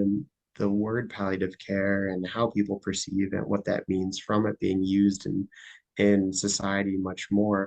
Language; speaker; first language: English; native; English